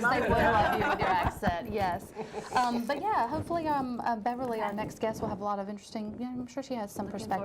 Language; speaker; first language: English; native; English